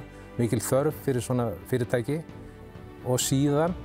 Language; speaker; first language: Icelandic; native; Icelandic